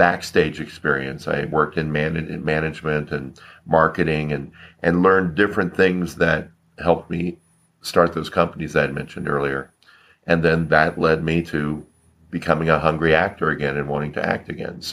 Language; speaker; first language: English; native; English